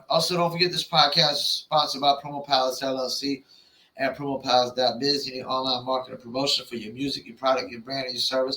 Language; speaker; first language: English; native; English